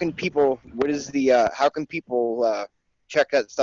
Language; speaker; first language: English; native; English